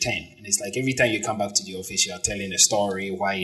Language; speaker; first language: English; non-native, local second language; Akan